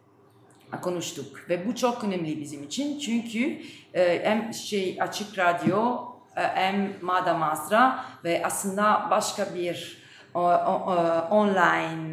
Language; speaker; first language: Turkish; non-native, fluent; Italian